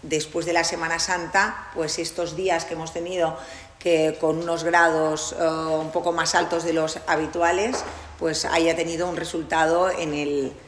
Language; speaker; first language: Spanish; non-native, local second language; Catalan